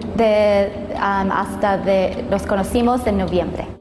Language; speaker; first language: Spanish; early bilingual, heritage; Spanish